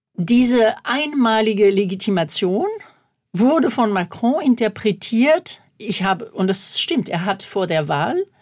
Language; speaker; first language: German; non-native, fluent; French